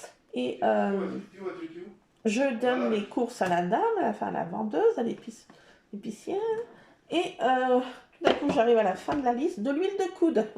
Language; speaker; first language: French; native; French